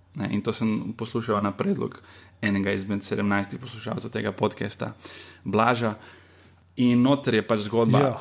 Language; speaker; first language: Slovenian; native; Slovenian